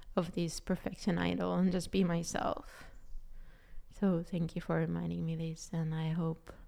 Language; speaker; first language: English; non-native, fluent; Hebrew